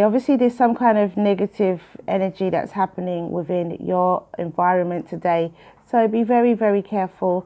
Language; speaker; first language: English; native; English